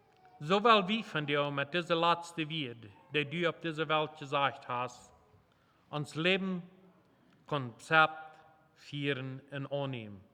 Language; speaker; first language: German; non-native, local second language; Plautdietsch